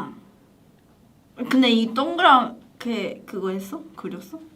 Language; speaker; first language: Korean; non-native, fluent; Chinese